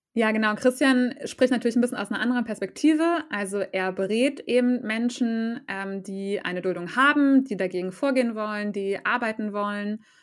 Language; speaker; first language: German; native; German